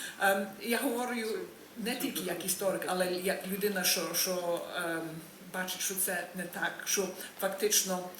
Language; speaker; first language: Ukrainian; early bilingual, heritage; Ukrainian